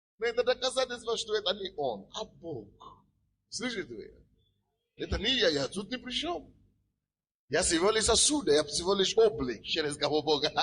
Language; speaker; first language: Russian; non-native, fluent; Yoruba